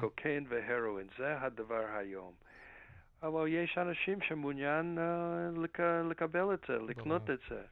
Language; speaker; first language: Hebrew; non-native, fluent; English